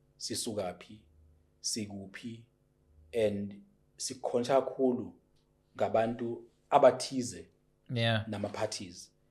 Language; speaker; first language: Zulu; native; Zulu